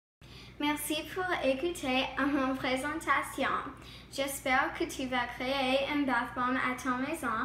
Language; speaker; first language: French; non-native, learner; English